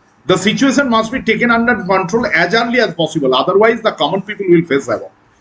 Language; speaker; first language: English; non-native, local second language; Bangla